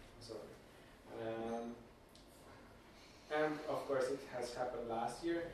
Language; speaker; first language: English; non-native, fluent; Hungarian